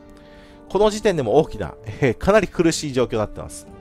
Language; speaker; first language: Japanese; native; Japanese